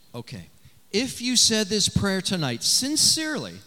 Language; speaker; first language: English; native; English